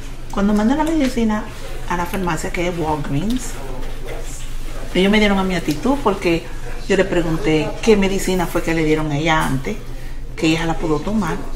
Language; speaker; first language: Spanish; early bilingual, heritage; Spanish